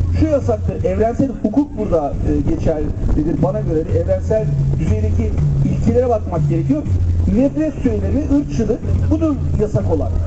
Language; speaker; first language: Turkish; native; Turkish